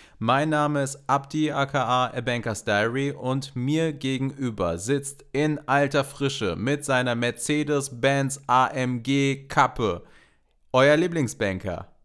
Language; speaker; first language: German; native; German